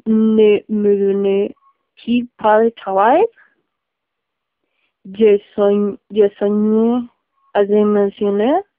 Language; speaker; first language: French; non-native, learner; Spanish